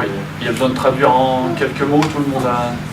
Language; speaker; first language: French; native; French